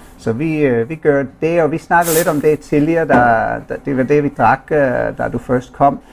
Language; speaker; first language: Danish; non-native, fluent; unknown